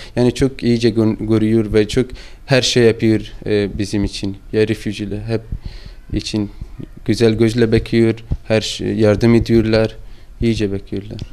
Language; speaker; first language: Turkish; non-native, learner; Persian